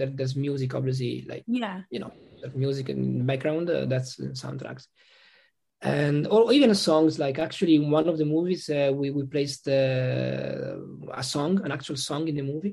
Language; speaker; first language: English; non-native, fluent; Italian